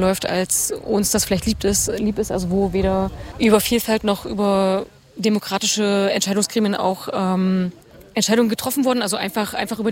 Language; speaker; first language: German; native; German